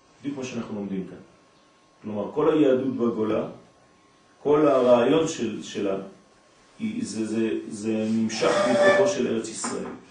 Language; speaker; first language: Hebrew; non-native, fluent; French